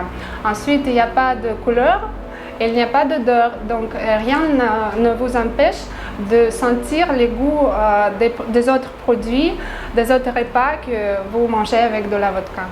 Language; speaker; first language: French; non-native, fluent; Russian